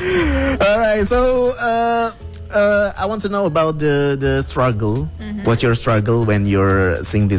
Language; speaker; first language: English; non-native, fluent; Indonesian